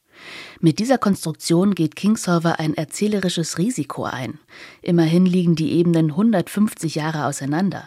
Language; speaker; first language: German; native; German